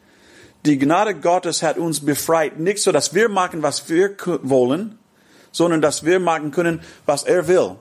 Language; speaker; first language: German; non-native, fluent; English